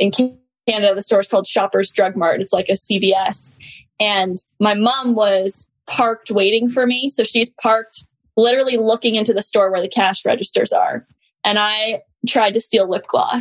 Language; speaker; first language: English; native; English